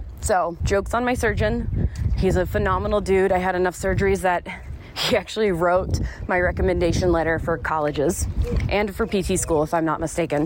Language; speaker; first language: English; native; English